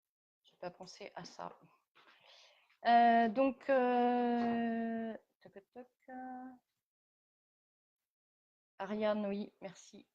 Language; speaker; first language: French; native; French